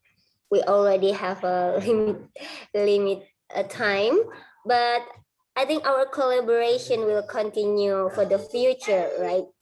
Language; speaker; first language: English; non-native, fluent; Indonesian